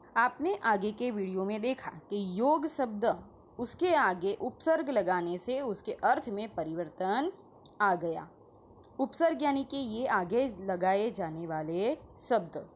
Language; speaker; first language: Hindi; non-native, local second language; Gujarati